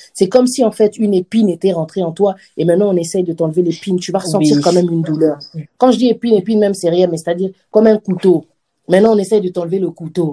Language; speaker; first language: French; native; French